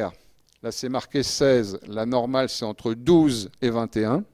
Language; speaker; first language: French; native; French